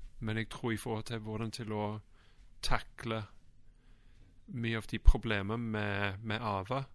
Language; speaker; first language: Norwegian; non-native, fluent; English